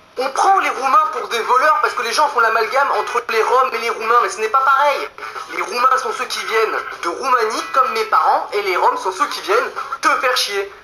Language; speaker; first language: French; native; French